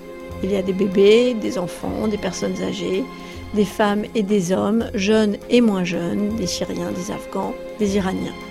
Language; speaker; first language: French; native; French